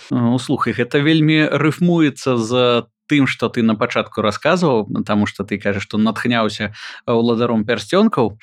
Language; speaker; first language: Belarusian; non-native, local second language; Russian